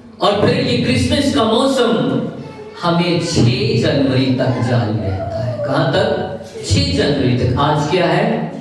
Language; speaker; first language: Urdu; non-native, local second language; Punjabi